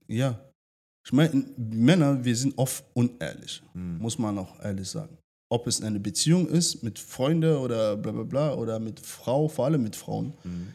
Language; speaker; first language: German; early bilingual, other home language; French